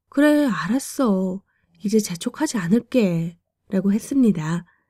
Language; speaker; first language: Korean; early bilingual, heritage; Korean